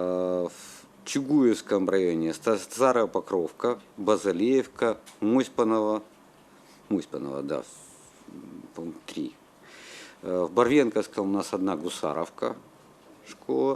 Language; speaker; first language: Russian; native; Russian